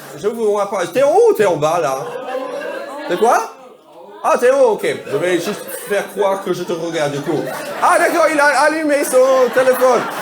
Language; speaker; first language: French; non-native, fluent; English